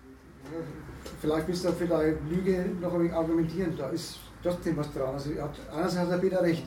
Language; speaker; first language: German; native; German